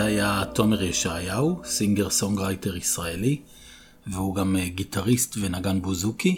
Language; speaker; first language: Hebrew; native; Hebrew